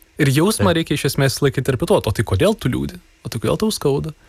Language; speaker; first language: Lithuanian; native; Lithuanian